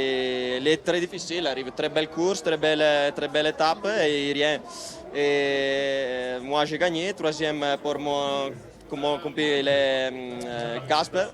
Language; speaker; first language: French; non-native, learner; Italian